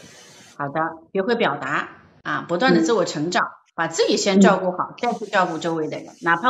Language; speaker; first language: Chinese; native; Chinese